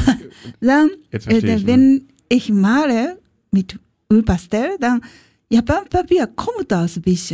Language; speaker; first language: German; non-native, learner; Japanese